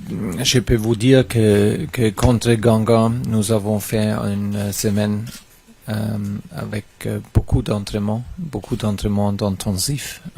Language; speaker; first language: French; non-native, fluent; German